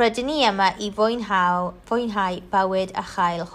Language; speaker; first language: Welsh; non-native, local second language; English